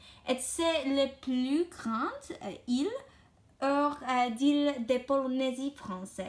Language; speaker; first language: French; non-native, learner; English